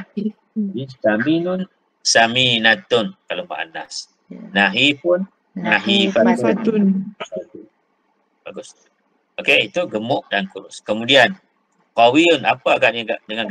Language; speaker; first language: Malay; native; Malay